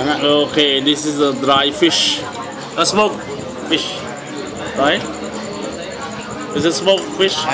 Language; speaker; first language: English; non-native, learner; Khmer